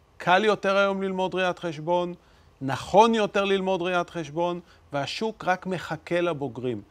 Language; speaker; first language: Hebrew; native; Hebrew